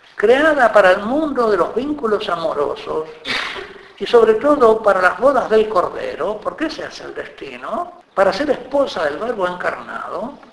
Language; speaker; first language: Spanish; native; Spanish